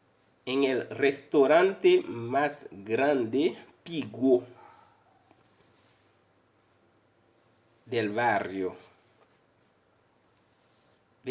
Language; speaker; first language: Spanish; non-native, fluent; Haitian Creole